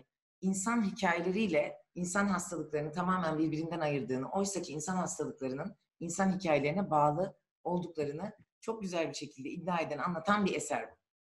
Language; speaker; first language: Turkish; native; Turkish